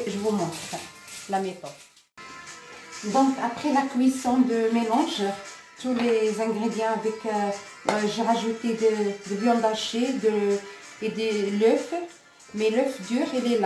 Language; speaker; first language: French; non-native, local second language; Arabic